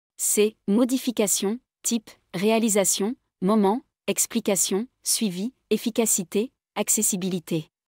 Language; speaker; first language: French; non-native, local second language; Arabic